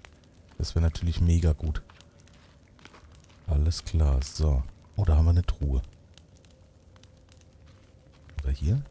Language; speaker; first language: German; native; German